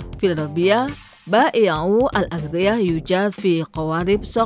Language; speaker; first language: Arabic; non-native, fluent; Indonesian